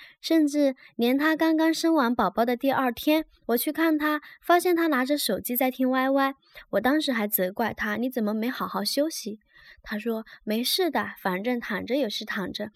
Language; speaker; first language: Chinese; native; Chinese